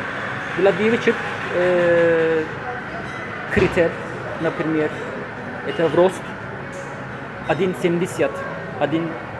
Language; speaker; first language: Russian; non-native, local second language; Turkish